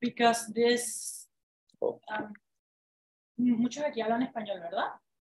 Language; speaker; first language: Spanish; native; Spanish